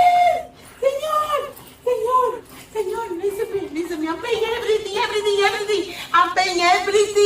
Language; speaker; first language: English; non-native, learner; Spanish